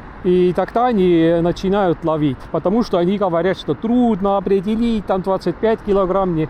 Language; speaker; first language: Russian; non-native, local second language; Estonian